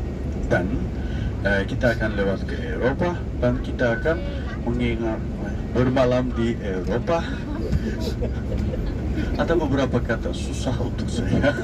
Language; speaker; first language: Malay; non-native, fluent; Turkish